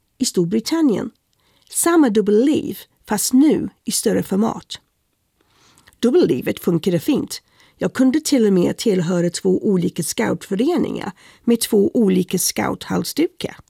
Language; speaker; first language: Swedish; non-native, fluent; English